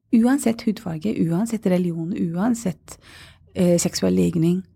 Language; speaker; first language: Norwegian; non-native, fluent; English